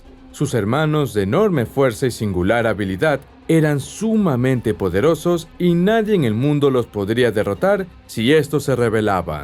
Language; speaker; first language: Spanish; native; Spanish